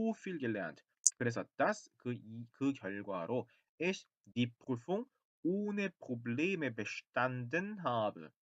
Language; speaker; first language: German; non-native, fluent; Korean